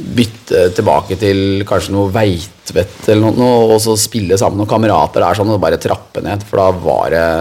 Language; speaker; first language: Norwegian; native; Norwegian